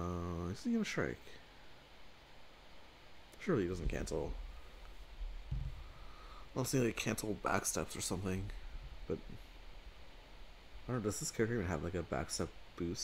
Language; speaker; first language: English; native; English